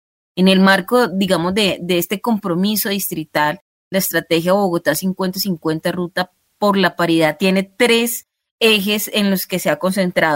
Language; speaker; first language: Spanish; native; Spanish